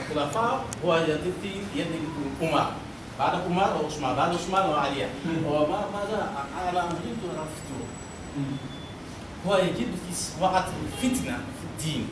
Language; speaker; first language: Arabic; non-native, learner; Malagasy